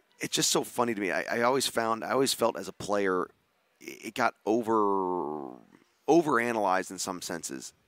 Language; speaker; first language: English; native; English